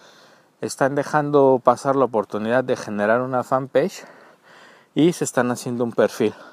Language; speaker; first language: Spanish; native; Spanish